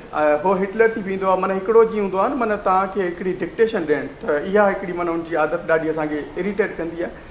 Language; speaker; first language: Sindhi; native; Sindhi